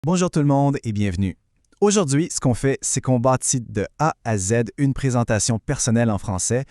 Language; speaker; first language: French; native; French